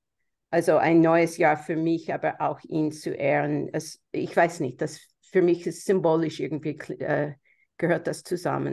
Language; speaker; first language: German; non-native, fluent; English